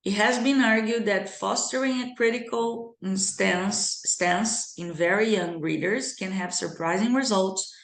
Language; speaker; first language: English; non-native, fluent; Portuguese